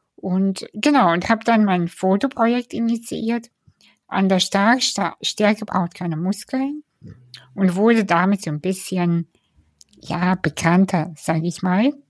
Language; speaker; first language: German; early bilingual, other home language; Russian